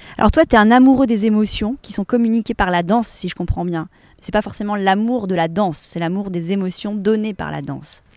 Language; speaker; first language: French; native; French